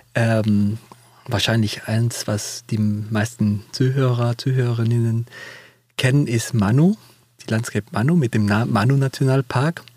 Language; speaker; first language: German; non-native, fluent; Spanish